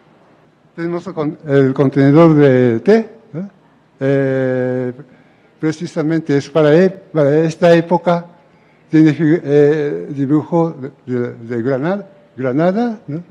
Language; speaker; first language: Spanish; non-native, fluent; Japanese